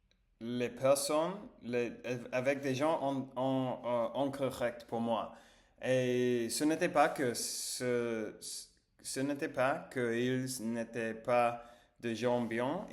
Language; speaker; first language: French; non-native, learner; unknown